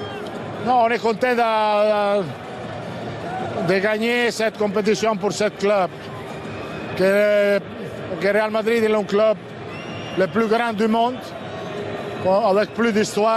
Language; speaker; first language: French; non-native, learner; Italian